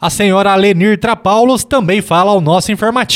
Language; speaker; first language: Portuguese; native; Portuguese